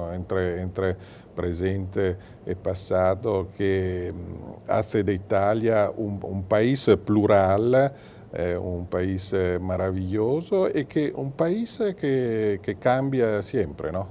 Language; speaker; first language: Spanish; non-native, fluent; Italian